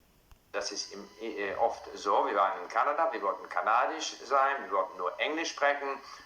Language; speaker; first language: German; non-native, fluent; English